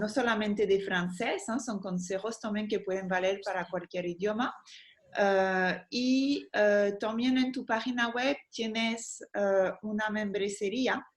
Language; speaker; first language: Spanish; non-native, fluent; French